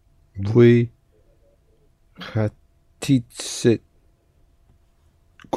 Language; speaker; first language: Russian; non-native, learner; English